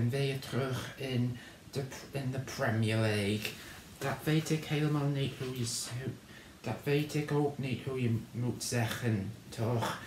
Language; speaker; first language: Dutch; non-native, learner; English